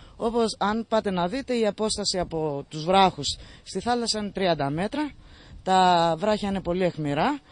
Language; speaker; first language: Greek; native; Greek